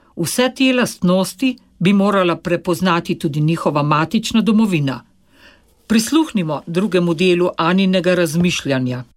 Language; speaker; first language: Slovenian; native; Slovenian